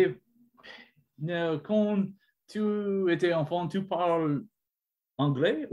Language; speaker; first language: French; non-native, learner; English